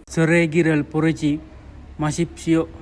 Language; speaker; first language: Korean; non-native, learner; Sinhala